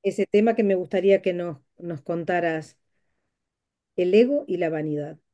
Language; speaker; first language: Spanish; native; Spanish